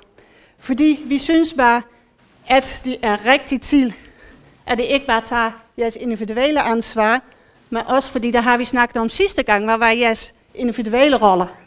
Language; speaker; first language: Danish; non-native, fluent; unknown